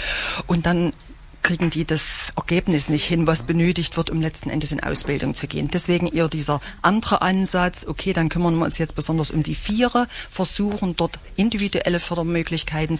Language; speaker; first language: German; native; German